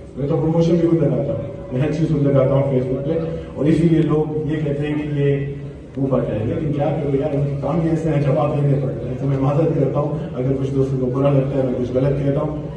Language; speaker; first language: Urdu; early bilingual, heritage; Urdu